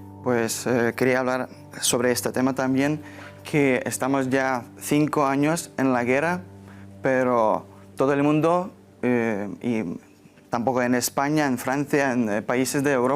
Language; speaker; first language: Spanish; non-native, learner; Ukrainian